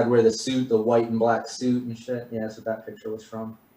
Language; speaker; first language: English; native; English